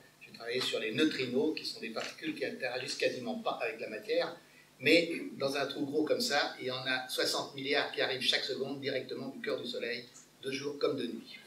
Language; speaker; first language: French; native; French